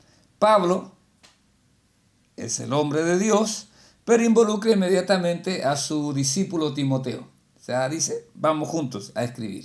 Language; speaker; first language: Spanish; native; Spanish